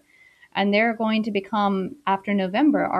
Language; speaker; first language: English; native; English